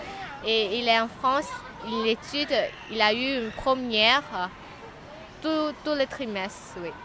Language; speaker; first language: French; non-native, learner; Lao